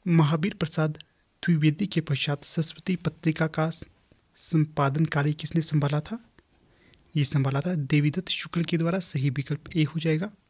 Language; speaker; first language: Hindi; native; Hindi